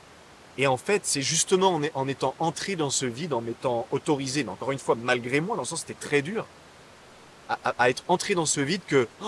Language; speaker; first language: French; native; French